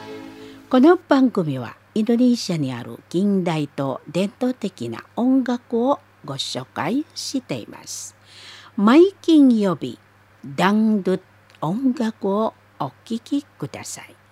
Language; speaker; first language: Japanese; non-native, learner; Indonesian